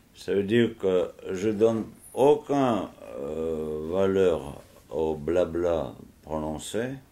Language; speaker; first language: French; non-native, fluent; Georgian